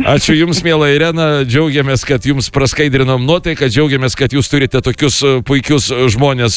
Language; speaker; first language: Lithuanian; native; Lithuanian